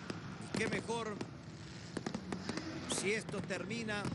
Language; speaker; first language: Spanish; native; Spanish